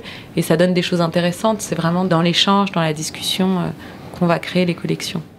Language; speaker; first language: French; native; French